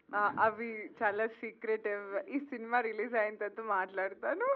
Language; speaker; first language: Telugu; native; Telugu